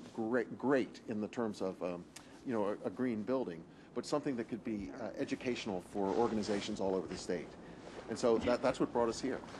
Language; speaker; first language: English; native; English